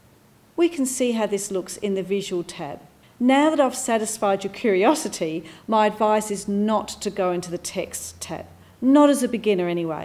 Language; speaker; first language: English; native; English